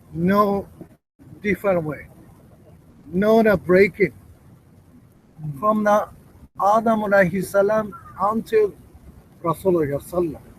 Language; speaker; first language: English; non-native, learner; Japanese